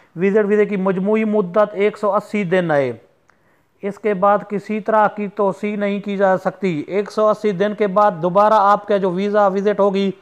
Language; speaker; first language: Urdu; non-native, local second language; Saraiki